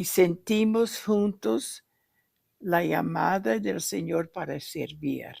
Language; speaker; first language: Spanish; non-native, fluent; English